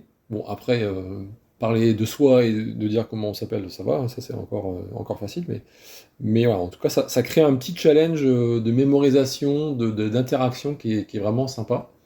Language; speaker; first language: French; native; French